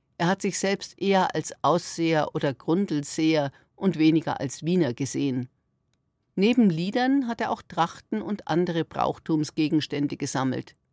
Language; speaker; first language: German; native; German